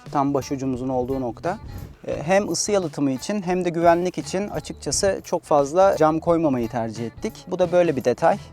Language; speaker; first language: Turkish; native; Turkish